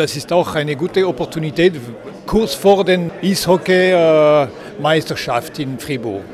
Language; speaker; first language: German; non-native, local second language; French